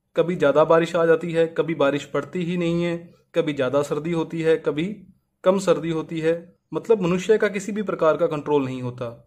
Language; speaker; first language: Hindi; native; Hindi